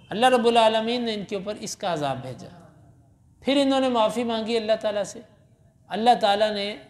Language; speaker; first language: Urdu; non-native, local second language; Punjabi